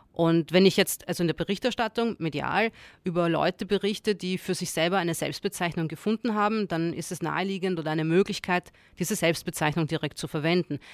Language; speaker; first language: German; early bilingual, other home language; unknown